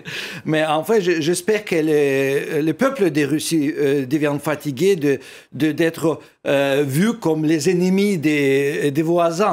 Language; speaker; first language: French; non-native, fluent; Russian